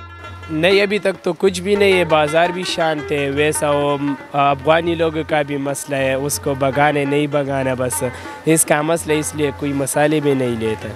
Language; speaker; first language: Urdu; non-native, local second language; Pashto